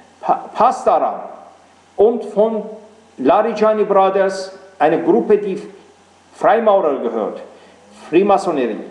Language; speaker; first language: German; non-native, fluent; Persian